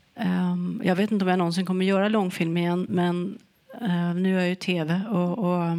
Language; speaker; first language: Swedish; native; Swedish